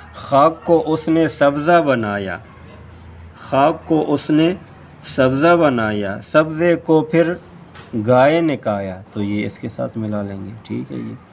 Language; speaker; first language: Urdu; non-native, local second language; Pashto